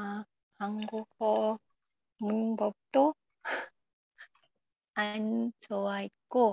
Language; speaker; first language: Korean; non-native, learner; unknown